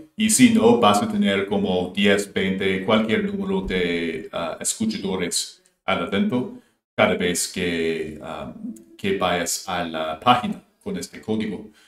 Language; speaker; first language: Spanish; non-native, fluent; English